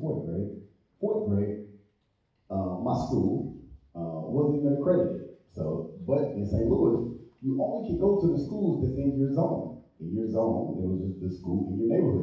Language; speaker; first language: English; native; English